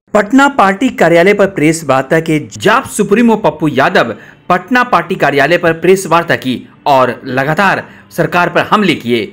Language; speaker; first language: Hindi; native; Hindi